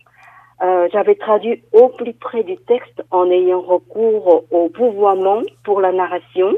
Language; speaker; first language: French; non-native, fluent; Korean